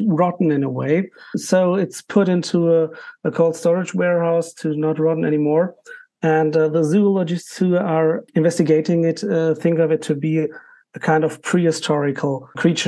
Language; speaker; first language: English; non-native, fluent; German